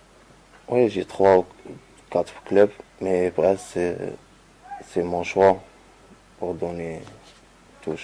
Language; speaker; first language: French; non-native, learner; Arabic